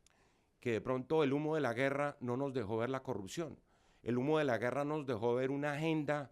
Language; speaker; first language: Spanish; native; Spanish